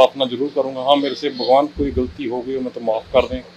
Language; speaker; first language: Hindi; native; Hindi